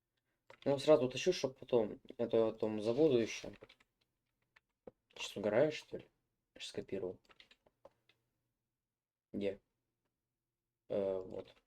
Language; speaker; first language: Russian; native; Russian